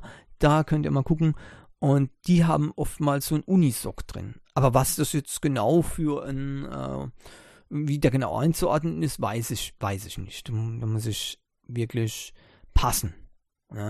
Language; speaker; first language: German; native; German